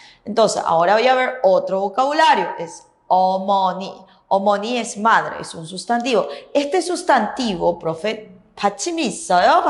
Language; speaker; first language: Spanish; native; Spanish